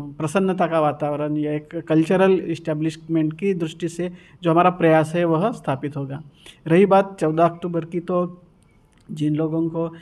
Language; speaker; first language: Hindi; non-native, local second language; Marathi